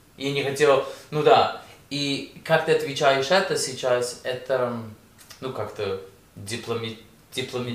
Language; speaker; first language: Russian; early bilingual, heritage; Russian